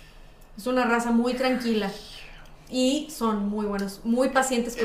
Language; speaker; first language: Spanish; native; Spanish